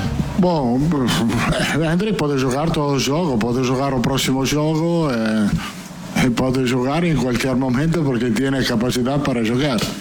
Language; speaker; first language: Portuguese; non-native, fluent; Italian